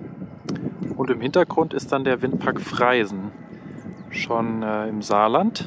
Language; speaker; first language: German; native; German